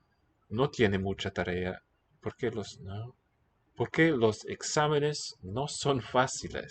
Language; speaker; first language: Spanish; non-native, learner; English